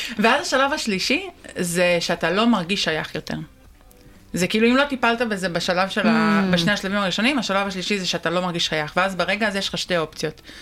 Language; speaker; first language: Hebrew; native; Hebrew